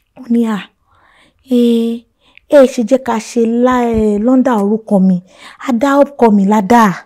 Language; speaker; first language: Yoruba; non-native, local second language; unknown